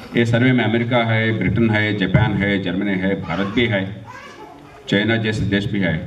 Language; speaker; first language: Hindi; non-native, local second language; Marathi